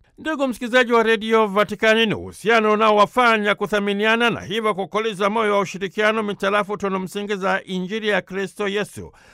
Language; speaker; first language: Swahili; native; Swahili